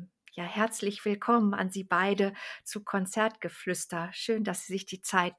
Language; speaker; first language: German; native; German